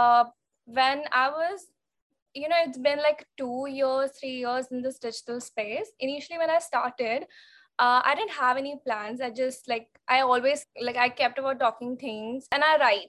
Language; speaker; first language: English; non-native, local second language; Hindi